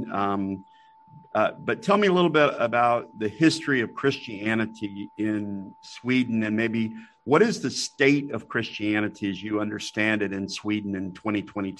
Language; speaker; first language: English; native; English